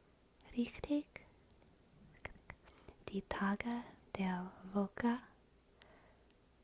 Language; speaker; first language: German; non-native, learner; English